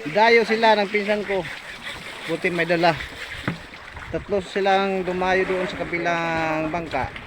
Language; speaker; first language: Filipino; non-native, local second language; Cebuano